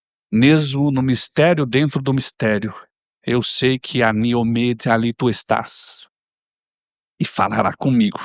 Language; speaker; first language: Portuguese; native; Portuguese